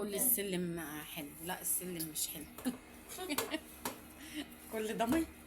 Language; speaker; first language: Arabic; native; Arabic